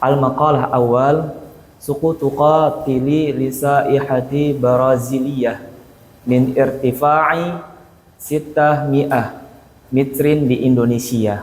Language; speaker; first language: Arabic; non-native, learner; Indonesian